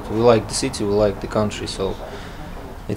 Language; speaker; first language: English; non-native, learner; Latvian